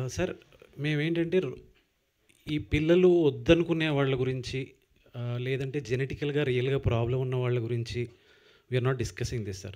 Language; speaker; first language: Telugu; native; Telugu